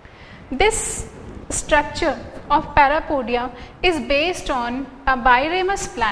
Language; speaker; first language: English; non-native, local second language; Hindi